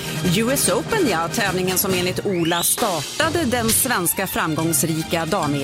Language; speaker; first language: Swedish; native; Swedish